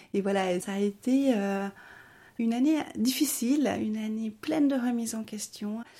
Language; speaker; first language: French; early bilingual, other home language; Spanish